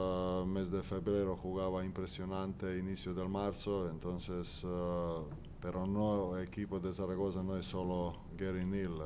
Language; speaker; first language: Spanish; non-native, fluent; Croatian